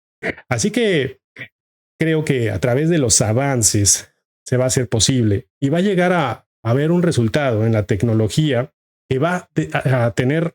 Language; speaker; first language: Spanish; native; Spanish